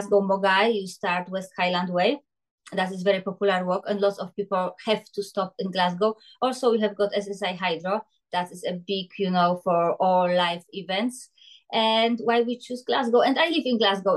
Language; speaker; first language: English; non-native, learner; Polish